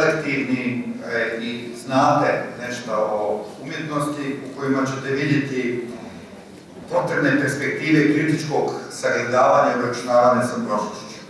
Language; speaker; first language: Croatian; native; Croatian